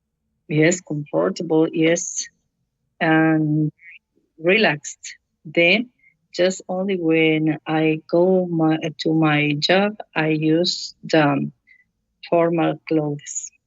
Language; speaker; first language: English; non-native, learner; Spanish